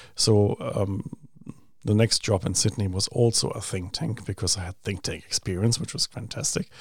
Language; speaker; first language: English; non-native, fluent; German